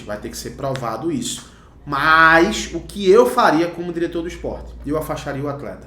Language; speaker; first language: Portuguese; native; Portuguese